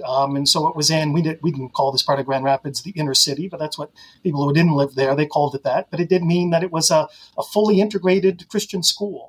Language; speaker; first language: English; native; English